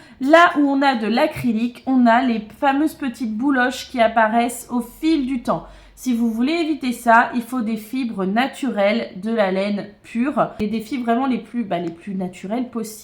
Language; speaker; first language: French; native; French